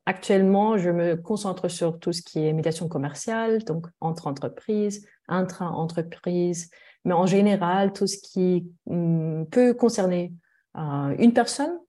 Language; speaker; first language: French; non-native, fluent; German